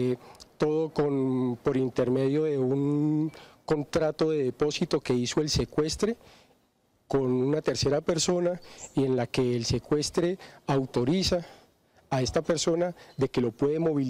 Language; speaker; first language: Spanish; native; Spanish